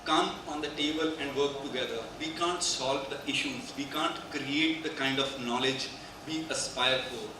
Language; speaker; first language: English; non-native, local second language; Punjabi